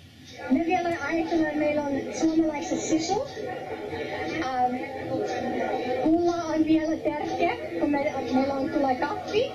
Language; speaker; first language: Finnish; early bilingual, heritage; English